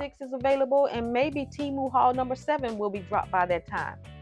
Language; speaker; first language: English; native; English